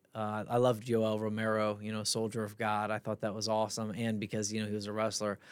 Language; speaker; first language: English; native; English